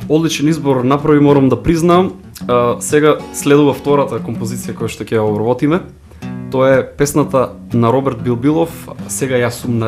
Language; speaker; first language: Macedonian; native; Macedonian